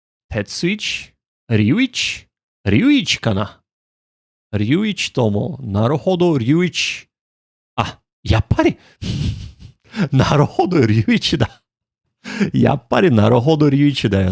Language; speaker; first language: Japanese; non-native, learner; English